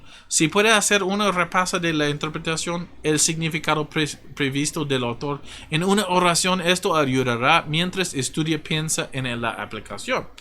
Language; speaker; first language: Spanish; non-native, fluent; English